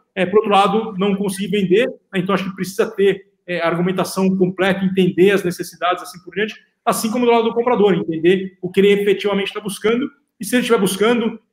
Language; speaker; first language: Portuguese; native; Portuguese